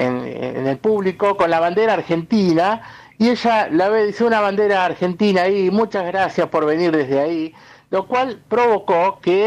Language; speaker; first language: Spanish; native; Spanish